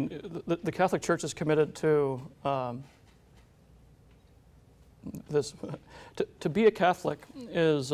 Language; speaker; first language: English; native; English